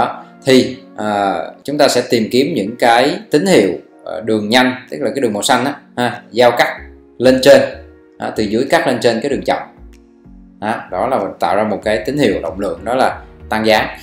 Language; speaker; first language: Vietnamese; native; Vietnamese